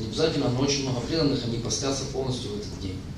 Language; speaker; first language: Russian; native; Russian